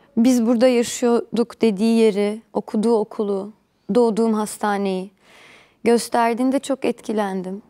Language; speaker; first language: Turkish; native; Turkish